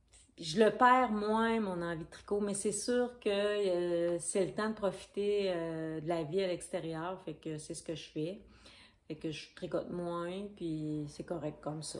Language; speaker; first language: French; native; French